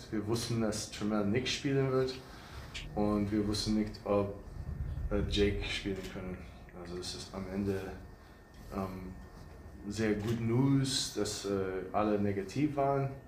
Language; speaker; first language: German; non-native, fluent; English